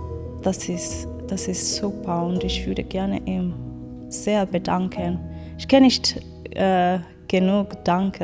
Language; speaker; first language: German; non-native, learner; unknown